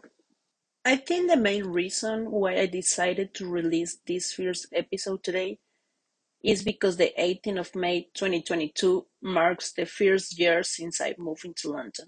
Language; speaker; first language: English; non-native, fluent; Spanish